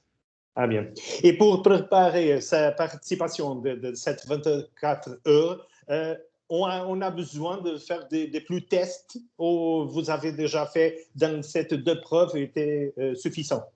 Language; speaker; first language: French; non-native, learner; Portuguese